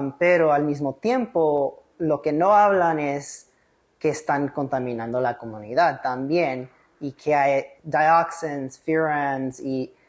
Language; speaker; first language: Spanish; early bilingual, heritage; English